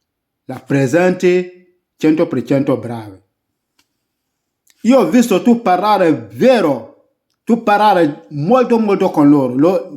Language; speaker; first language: Italian; non-native, learner; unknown